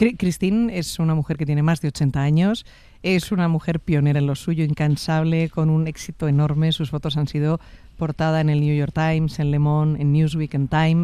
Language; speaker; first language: Spanish; native; Spanish